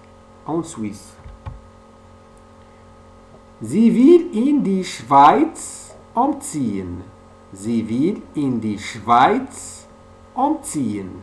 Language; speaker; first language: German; non-native, fluent; French